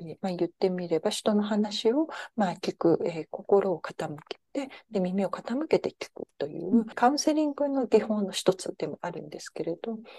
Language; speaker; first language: Japanese; native; Japanese